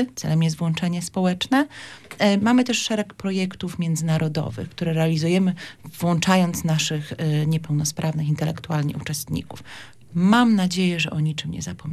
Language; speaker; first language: Polish; native; Polish